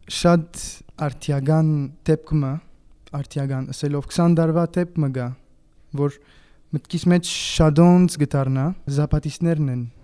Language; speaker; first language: Armenian; early bilingual, heritage; Armenian